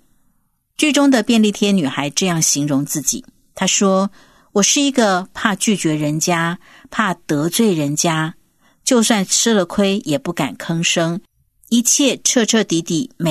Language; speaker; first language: Chinese; native; Chinese